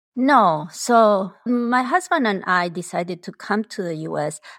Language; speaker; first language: English; non-native, fluent; Spanish